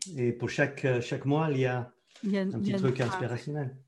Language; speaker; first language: French; non-native, fluent; English